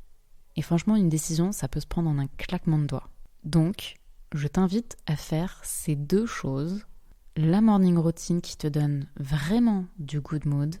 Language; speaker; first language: French; native; French